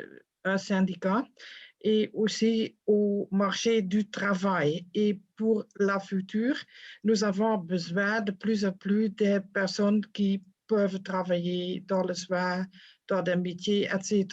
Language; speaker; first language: French; non-native, fluent; Dutch